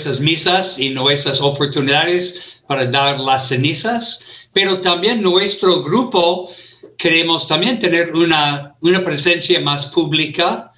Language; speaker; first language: Spanish; non-native, fluent; English